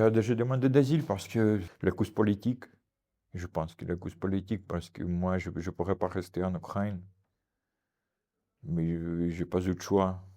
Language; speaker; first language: French; non-native, fluent; Russian